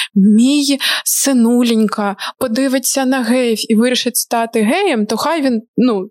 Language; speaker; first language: Ukrainian; non-native, local second language; Russian